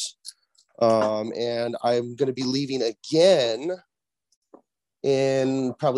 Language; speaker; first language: English; native; English